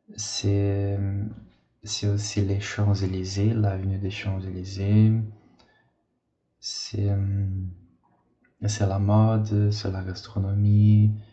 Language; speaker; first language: French; non-native, fluent; Portuguese